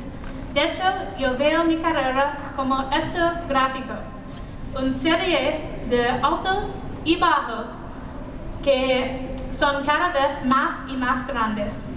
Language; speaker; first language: Spanish; non-native, learner; English